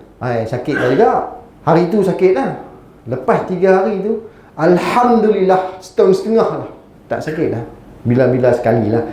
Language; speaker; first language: Malay; native; Malay